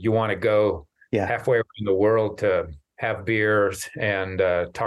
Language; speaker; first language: English; native; English